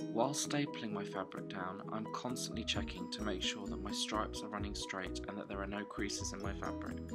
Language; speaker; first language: English; native; English